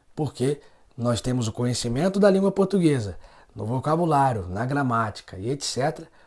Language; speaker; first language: Portuguese; native; Portuguese